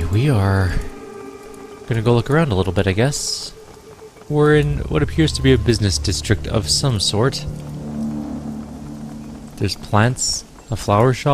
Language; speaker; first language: English; native; English